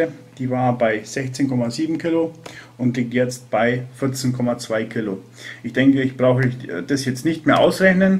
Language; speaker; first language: German; native; German